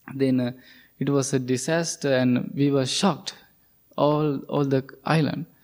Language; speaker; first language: English; non-native, local second language; Sinhala